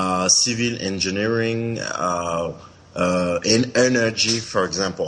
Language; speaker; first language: English; non-native, local second language; French